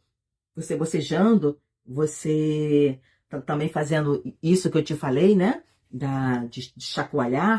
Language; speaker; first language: Portuguese; native; Portuguese